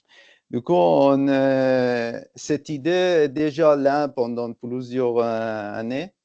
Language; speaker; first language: French; non-native, fluent; Persian